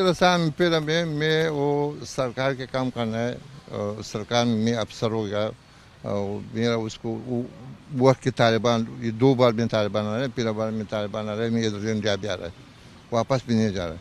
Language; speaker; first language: Hindi; non-native, learner; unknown